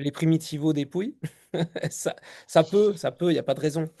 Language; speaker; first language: French; native; French